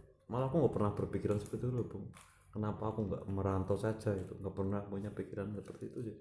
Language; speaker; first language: Indonesian; non-native, local second language; Javanese